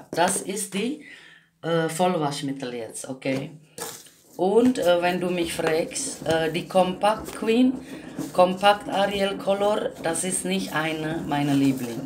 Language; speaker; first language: German; non-native, learner; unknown